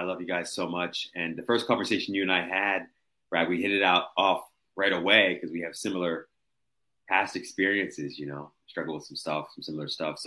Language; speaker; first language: English; native; English